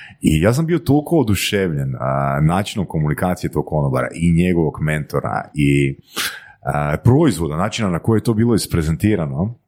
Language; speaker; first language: Croatian; native; Croatian